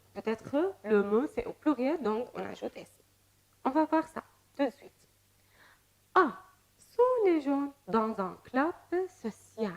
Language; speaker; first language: French; non-native, fluent; Arabic